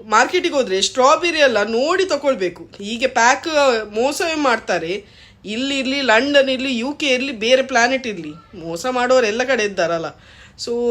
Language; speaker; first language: Kannada; native; Kannada